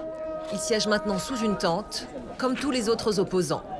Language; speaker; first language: French; native; French